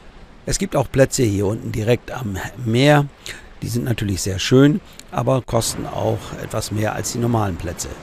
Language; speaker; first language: German; native; German